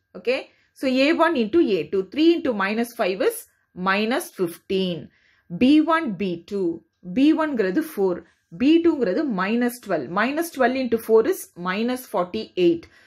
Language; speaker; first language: English; non-native, local second language; Tamil